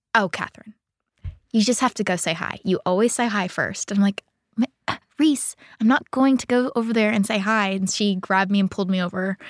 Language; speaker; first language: English; native; English